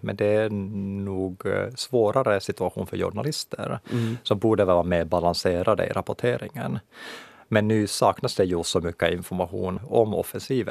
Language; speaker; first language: Swedish; non-native, local second language; Finnish